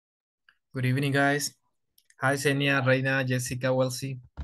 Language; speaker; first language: English; non-native, fluent; Spanish